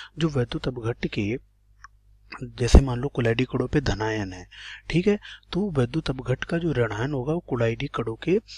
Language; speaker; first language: Hindi; native; Hindi